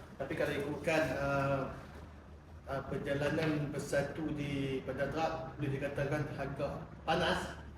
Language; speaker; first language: Malay; native; Malay